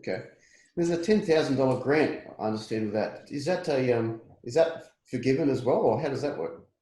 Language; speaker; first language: English; native; English